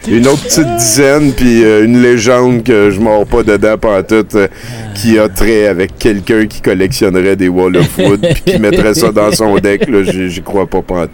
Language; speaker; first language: French; native; French